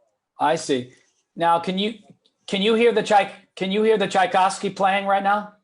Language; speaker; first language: English; native; English